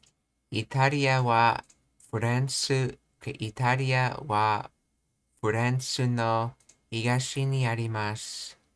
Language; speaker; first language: Japanese; non-native, learner; English